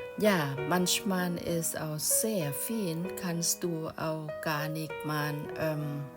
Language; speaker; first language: German; non-native, learner; Thai